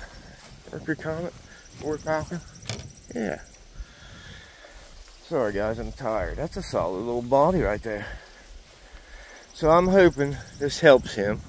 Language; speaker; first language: English; native; English